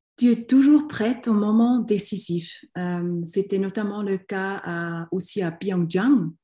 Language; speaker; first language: French; non-native, local second language; German